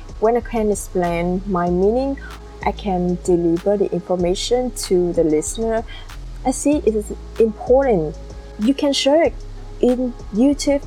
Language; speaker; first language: English; non-native, learner; Vietnamese